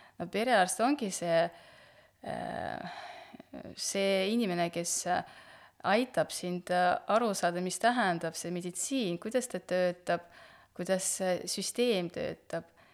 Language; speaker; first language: Estonian; non-native, local second language; Russian